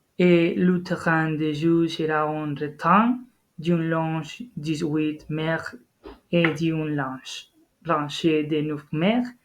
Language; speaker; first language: French; non-native, learner; Spanish